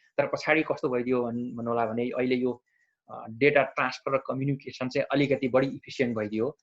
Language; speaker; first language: Nepali; native; Nepali